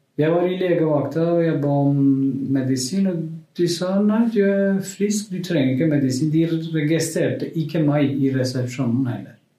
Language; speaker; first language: Norwegian; non-native, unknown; Kurdish